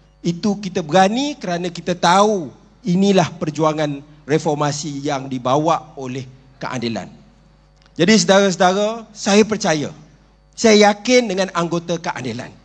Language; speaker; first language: Malay; native; Malay